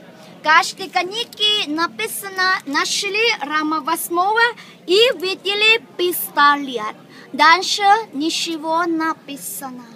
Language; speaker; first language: Russian; non-native, learner; Thai